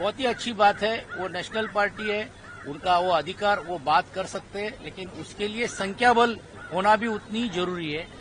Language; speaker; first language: Hindi; non-native, local second language; Marathi